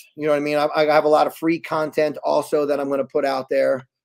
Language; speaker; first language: English; native; English